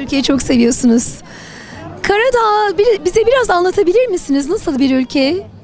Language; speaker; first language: Turkish; native; Turkish